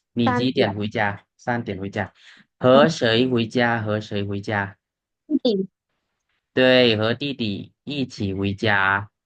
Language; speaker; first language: Chinese; non-native, fluent; Thai